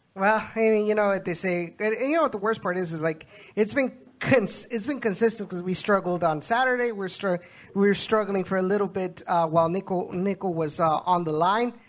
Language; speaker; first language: English; early bilingual, other home language; Spanish